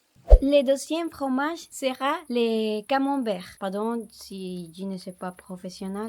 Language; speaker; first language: French; non-native, learner; Spanish